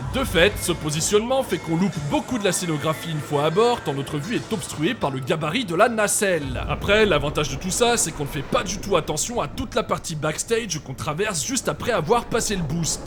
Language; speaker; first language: French; native; French